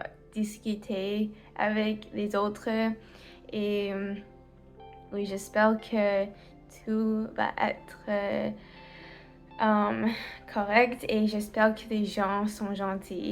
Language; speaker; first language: French; non-native, learner; English